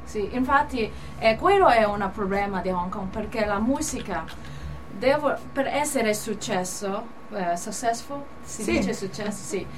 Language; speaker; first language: Italian; non-native, learner; Cantonese